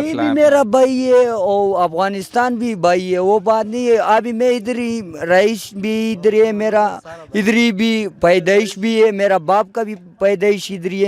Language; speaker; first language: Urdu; non-native, local second language; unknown